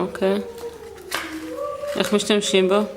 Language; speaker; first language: Hebrew; native; Hebrew